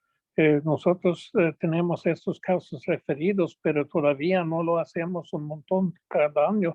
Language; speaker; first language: Spanish; non-native, fluent; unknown